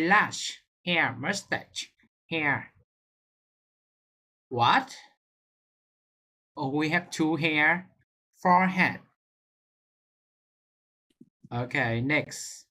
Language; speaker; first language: English; non-native, fluent; Vietnamese